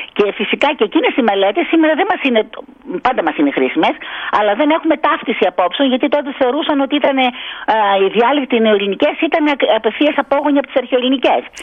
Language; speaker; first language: Greek; native; Greek